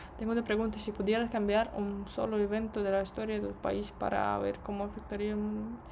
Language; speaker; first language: Spanish; non-native, fluent; Russian